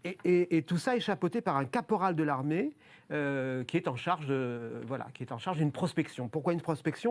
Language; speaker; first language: French; native; French